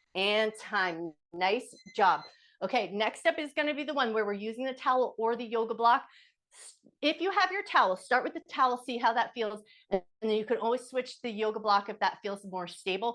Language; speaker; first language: English; native; English